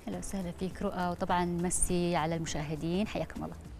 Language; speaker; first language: Arabic; native; Arabic